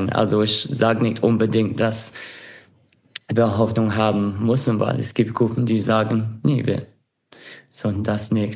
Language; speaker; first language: German; non-native, fluent; English